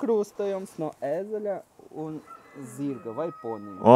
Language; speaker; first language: Latvian; non-native, local second language; Russian